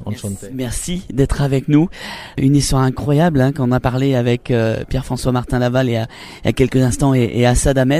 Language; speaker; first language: French; native; French